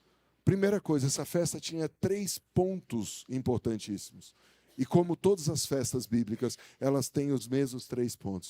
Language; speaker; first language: Portuguese; native; Portuguese